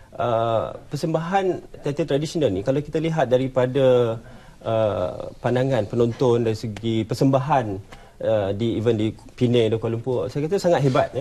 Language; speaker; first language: Malay; native; Malay